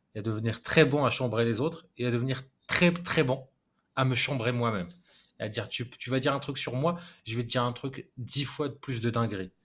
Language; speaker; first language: French; non-native, local second language; Arabic